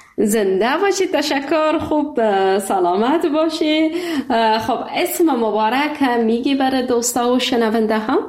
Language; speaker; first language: Persian; native; Persian